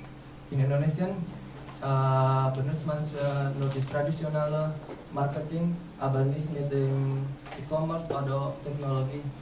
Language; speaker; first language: German; non-native, learner; Indonesian